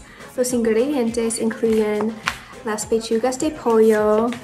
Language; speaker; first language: Spanish; non-native, learner; English